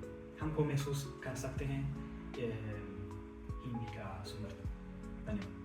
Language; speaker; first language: Hindi; non-native, learner; Italian